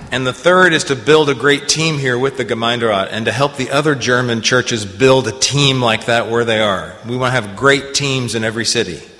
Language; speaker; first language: English; native; English